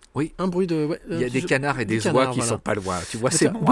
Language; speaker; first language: French; native; French